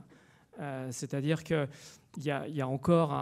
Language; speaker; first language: French; native; French